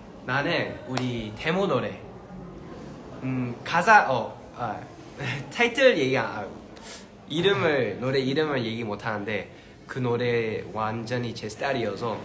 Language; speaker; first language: Korean; early bilingual, heritage; Korean